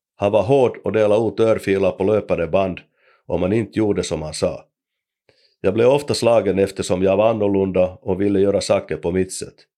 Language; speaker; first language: Swedish; native; Swedish